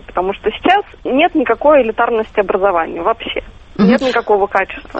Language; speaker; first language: Russian; native; Russian